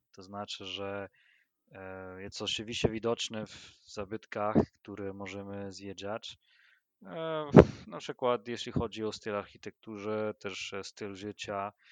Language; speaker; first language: Polish; non-native, learner; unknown